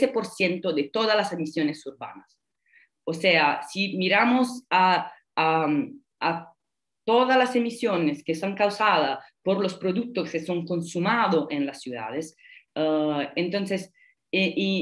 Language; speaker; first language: Spanish; non-native, fluent; Italian